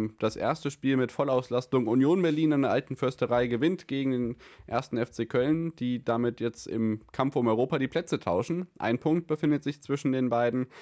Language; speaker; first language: German; native; German